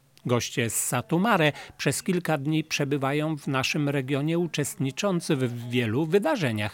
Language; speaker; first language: Polish; native; Polish